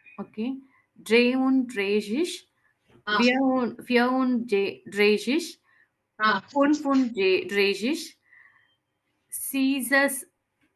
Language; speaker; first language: German; non-native, learner; Tamil